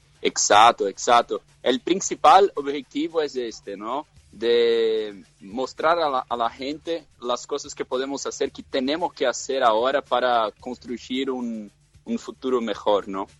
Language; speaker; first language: Spanish; non-native, fluent; Portuguese